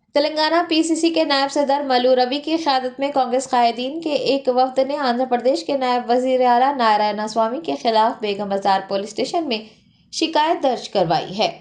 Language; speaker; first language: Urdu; native; Urdu